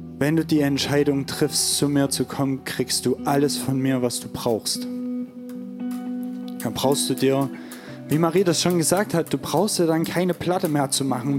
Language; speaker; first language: German; native; German